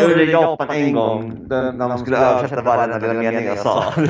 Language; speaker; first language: Swedish; native; Swedish